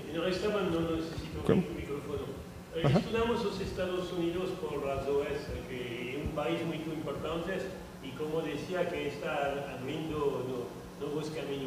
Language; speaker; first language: Portuguese; non-native, learner; French